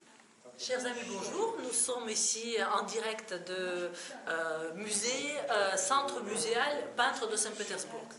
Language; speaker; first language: French; non-native, fluent; Russian